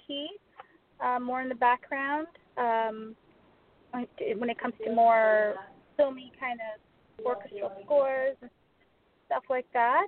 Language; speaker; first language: English; native; English